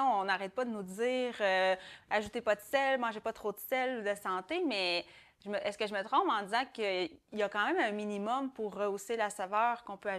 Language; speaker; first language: French; native; French